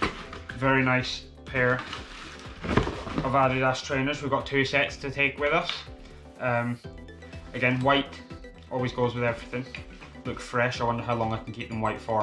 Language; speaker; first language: English; native; English